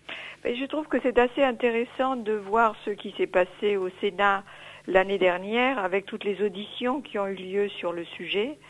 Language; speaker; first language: French; native; French